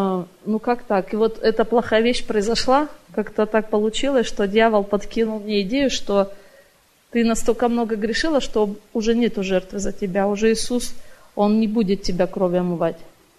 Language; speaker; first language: Russian; native; Russian